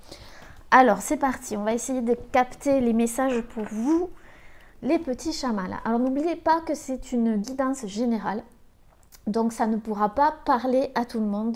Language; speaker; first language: French; native; French